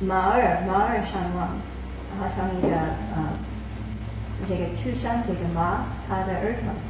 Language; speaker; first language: Chinese; non-native, fluent; English